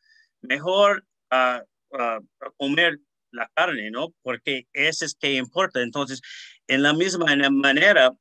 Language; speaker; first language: Spanish; early bilingual, heritage; Spanish